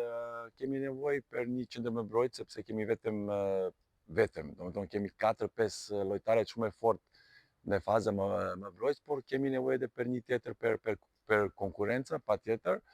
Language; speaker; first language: Albanian; non-native, learner; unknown